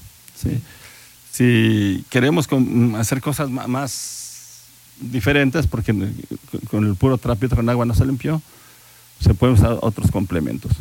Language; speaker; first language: Spanish; native; Spanish